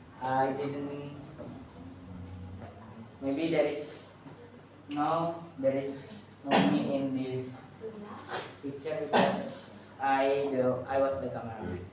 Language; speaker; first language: English; non-native, learner; Indonesian